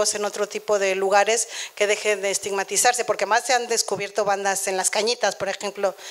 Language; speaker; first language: Spanish; native; Spanish